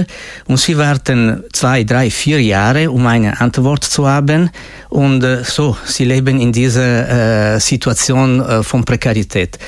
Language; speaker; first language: German; non-native, fluent; Italian